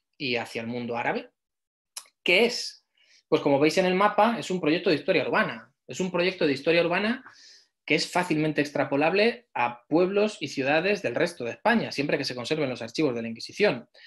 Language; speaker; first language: Spanish; native; Spanish